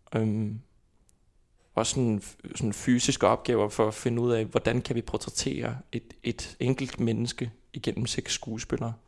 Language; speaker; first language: Danish; non-native, fluent; Icelandic